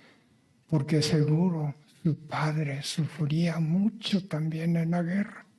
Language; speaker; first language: Spanish; non-native, fluent; Japanese